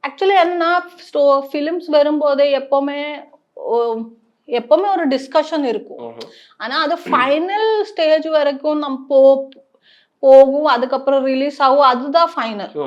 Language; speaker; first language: Tamil; non-native, learner; Malayalam